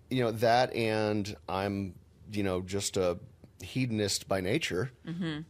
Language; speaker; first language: English; native; English